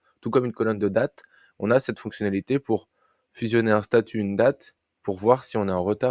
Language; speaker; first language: French; native; French